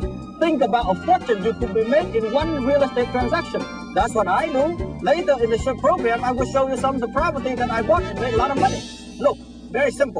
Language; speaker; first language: English; non-native, fluent; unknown